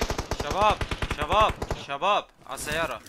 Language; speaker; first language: Arabic; native; Arabic